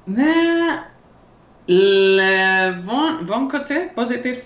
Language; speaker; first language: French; non-native, learner; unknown